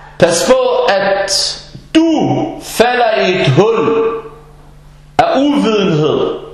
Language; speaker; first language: Danish; early bilingual, other home language; Arabic